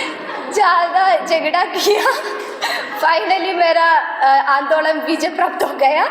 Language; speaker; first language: Hindi; non-native, local second language; Malayalam